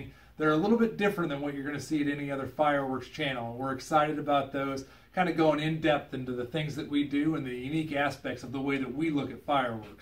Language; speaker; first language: English; native; English